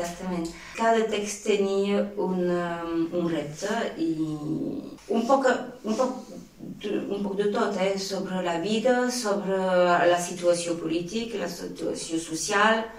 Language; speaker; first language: Catalan; non-native, local second language; French